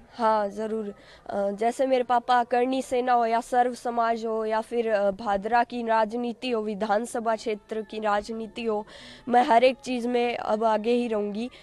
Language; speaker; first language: Hindi; native; Hindi